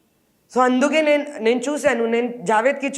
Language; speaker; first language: Telugu; non-native, learner; Hindi